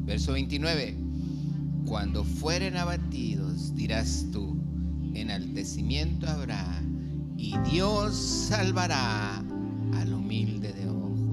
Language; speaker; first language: Spanish; native; Spanish